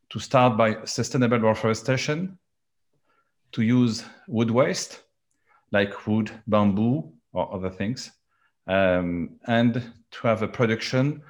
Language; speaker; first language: English; non-native, learner; French